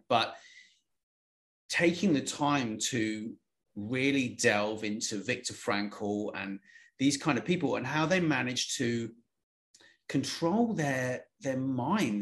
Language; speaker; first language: English; native; English